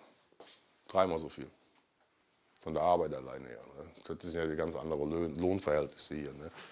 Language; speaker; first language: German; native; German